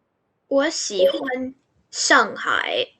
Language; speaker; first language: Chinese; non-native, learner; English